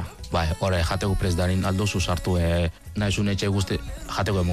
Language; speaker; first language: Basque; non-native, learner; Wolof